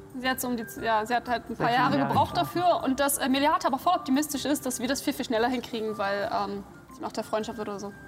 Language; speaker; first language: German; native; German